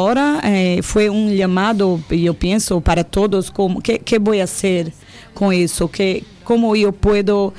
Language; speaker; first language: Spanish; non-native, learner; Portuguese